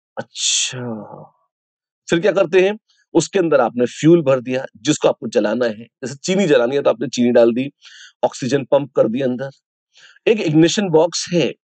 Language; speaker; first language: Hindi; native; Hindi